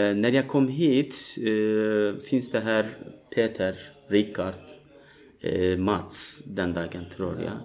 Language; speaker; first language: Swedish; non-native, fluent; Turkish